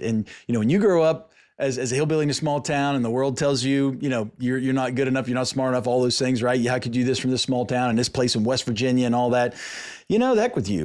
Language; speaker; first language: English; native; English